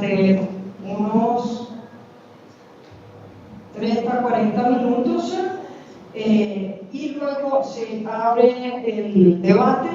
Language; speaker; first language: Spanish; native; Spanish